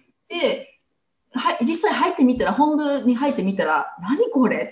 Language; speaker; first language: Japanese; non-native, fluent; English